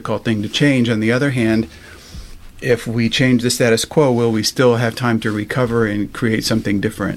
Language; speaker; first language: English; native; English